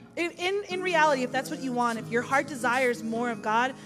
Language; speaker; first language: English; early bilingual, other home language; Spanish